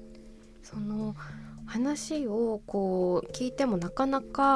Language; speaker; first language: Japanese; native; Japanese